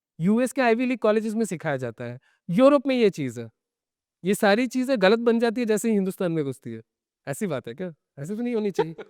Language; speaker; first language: Hindi; non-native, local second language; Bangla